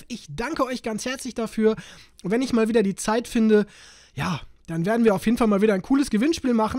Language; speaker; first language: German; native; German